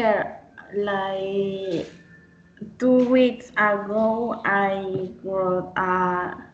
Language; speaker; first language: English; non-native, learner; Spanish